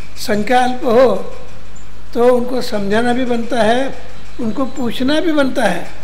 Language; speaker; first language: Hindi; non-native, local second language; Kannada